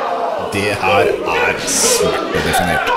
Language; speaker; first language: Norwegian; native; Norwegian